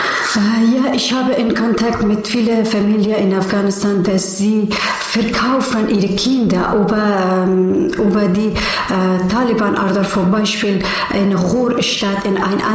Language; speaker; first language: German; non-native, learner; Persian